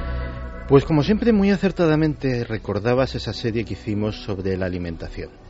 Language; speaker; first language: Spanish; native; Spanish